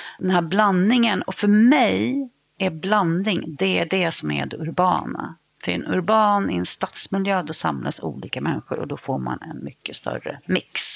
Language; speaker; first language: Swedish; native; Swedish